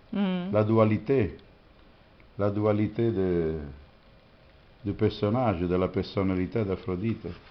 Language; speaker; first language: French; non-native, fluent; Italian